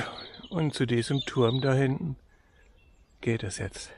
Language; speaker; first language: German; native; German